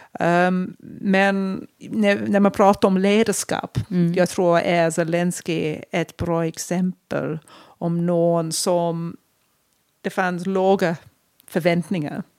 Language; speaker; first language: Swedish; non-native, fluent; English